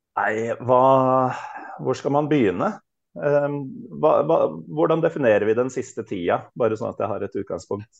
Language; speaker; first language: Norwegian; native; Norwegian